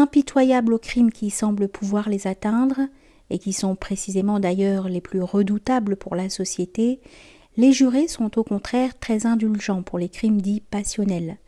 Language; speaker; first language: French; native; French